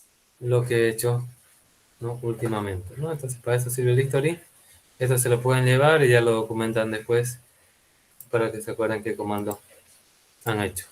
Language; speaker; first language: Spanish; native; Spanish